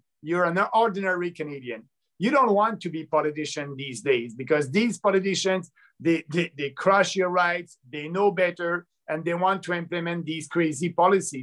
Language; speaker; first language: English; non-native, local second language; French